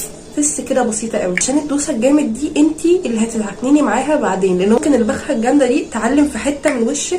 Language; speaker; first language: Arabic; native; Arabic